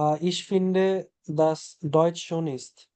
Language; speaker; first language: German; non-native, learner; Bangla